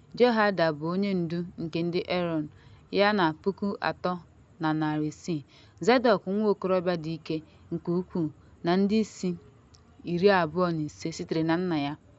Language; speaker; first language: Igbo; native; Igbo